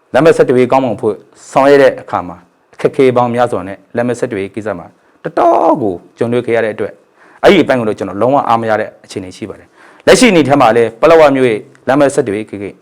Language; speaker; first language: Burmese; non-native, local second language; Hakha Chin